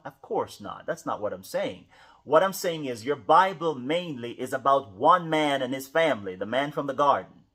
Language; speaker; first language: English; native; English